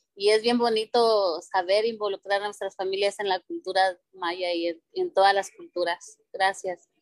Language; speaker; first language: Spanish; native; Spanish